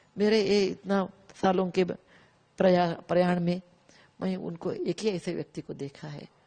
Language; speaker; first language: Hindi; non-native, local second language; Kannada